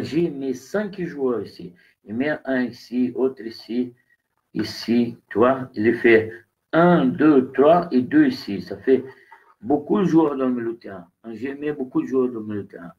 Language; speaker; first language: French; non-native, learner; Portuguese